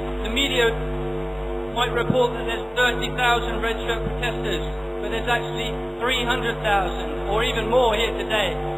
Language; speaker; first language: English; native; English